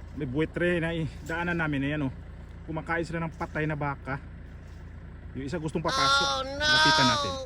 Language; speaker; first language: Filipino; native; Filipino